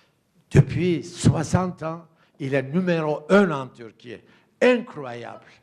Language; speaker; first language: French; non-native, fluent; Turkish